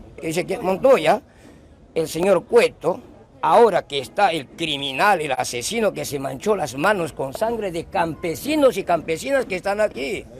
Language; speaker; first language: Spanish; non-native, local second language; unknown